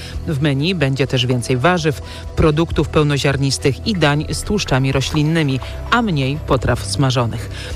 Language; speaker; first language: Polish; native; Polish